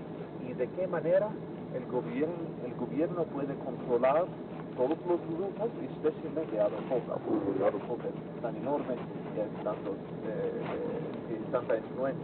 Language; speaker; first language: Spanish; non-native, fluent; English